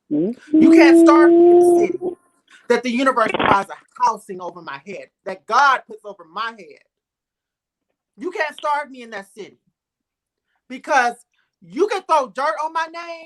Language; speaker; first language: English; native; English